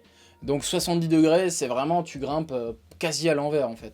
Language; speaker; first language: French; native; French